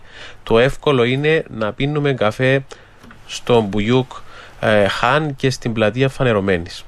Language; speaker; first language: Greek; native; Greek